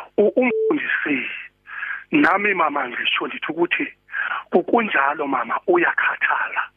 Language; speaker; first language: Zulu; non-native, local second language; Xhosa